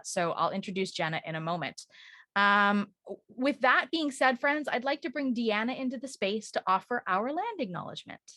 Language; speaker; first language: English; native; English